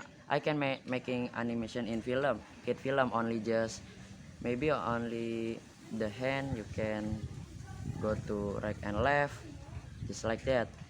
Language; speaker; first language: English; non-native, learner; Indonesian